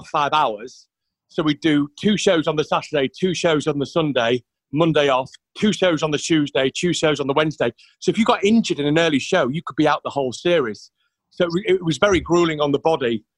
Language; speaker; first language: English; native; English